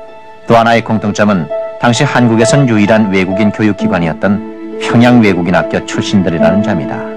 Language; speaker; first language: Korean; native; Korean